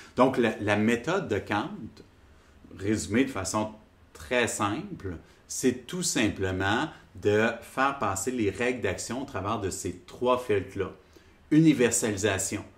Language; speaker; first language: French; native; French